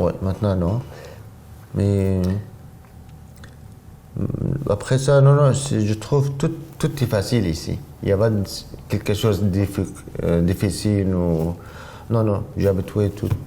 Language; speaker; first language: French; non-native, learner; Arabic